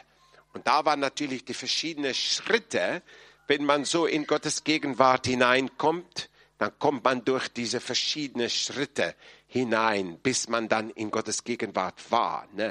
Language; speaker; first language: German; non-native, fluent; English